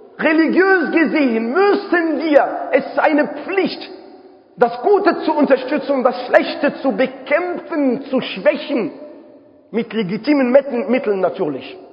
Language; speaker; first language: German; non-native, fluent; Arabic